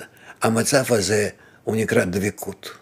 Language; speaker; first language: Hebrew; non-native, fluent; Russian